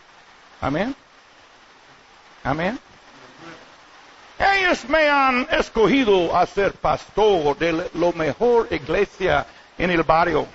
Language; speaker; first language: Spanish; non-native, learner; English